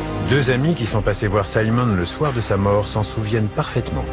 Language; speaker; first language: French; native; French